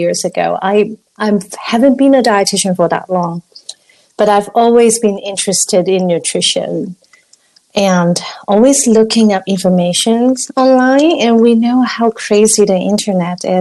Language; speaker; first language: English; non-native, local second language; Cantonese